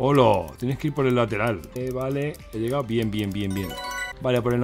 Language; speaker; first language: Spanish; native; Spanish